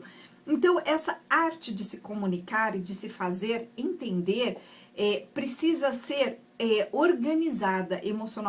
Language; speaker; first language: Portuguese; native; Portuguese